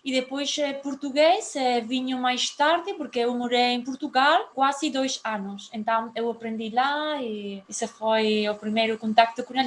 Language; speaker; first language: Portuguese; non-native, fluent; Spanish